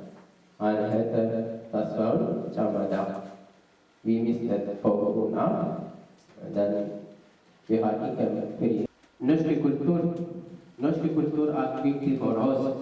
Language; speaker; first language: Norwegian; non-native, learner; Oromo